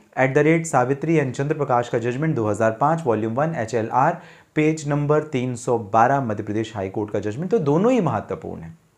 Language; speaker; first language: Hindi; native; Hindi